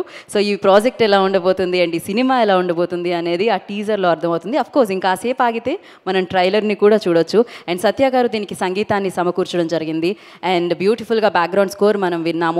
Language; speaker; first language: Telugu; native; Telugu